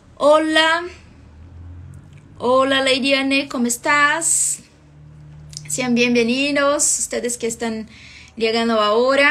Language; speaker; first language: Spanish; non-native, fluent; Portuguese